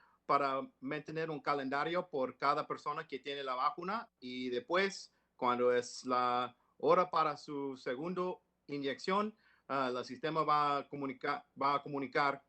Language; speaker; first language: Spanish; non-native, learner; English